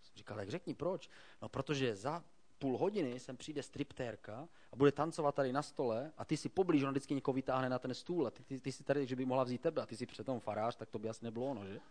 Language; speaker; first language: Czech; native; Czech